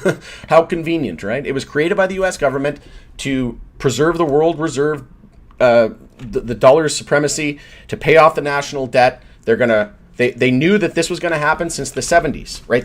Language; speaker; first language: English; native; English